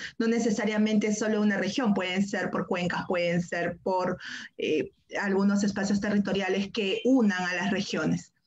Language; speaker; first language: Spanish; native; Spanish